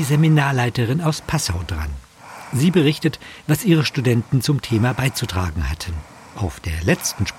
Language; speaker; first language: German; native; German